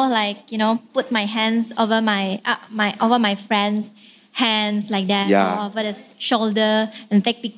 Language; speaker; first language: English; non-native, fluent; Indonesian